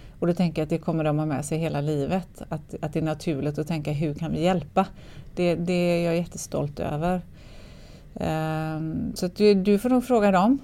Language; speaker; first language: Swedish; native; Swedish